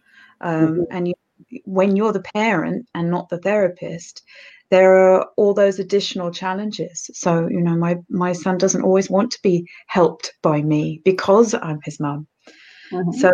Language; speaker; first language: English; native; English